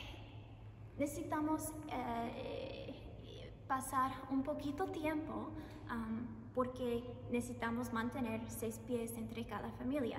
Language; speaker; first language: Spanish; non-native, learner; English